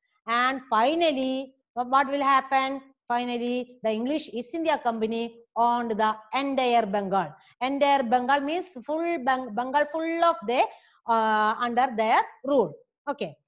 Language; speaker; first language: English; non-native, local second language; Malayalam